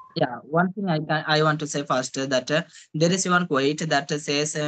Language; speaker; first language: English; non-native, local second language; Odia